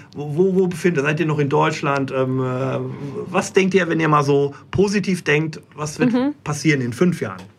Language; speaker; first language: German; native; German